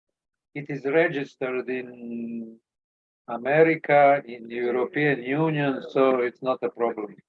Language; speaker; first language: English; non-native, learner; Serbian